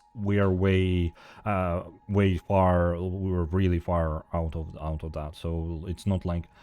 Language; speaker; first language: English; non-native, fluent; Belarusian